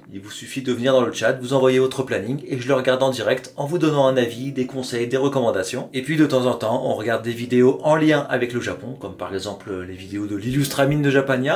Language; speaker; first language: French; native; French